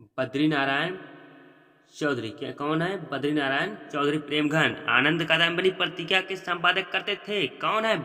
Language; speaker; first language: Hindi; native; Hindi